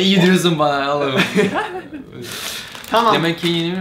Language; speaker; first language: Turkish; non-native, fluent; Portuguese